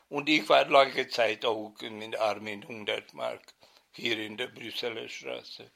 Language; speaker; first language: German; non-native, fluent; Hungarian